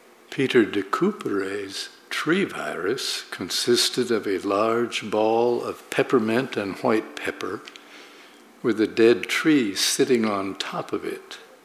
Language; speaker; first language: English; native; English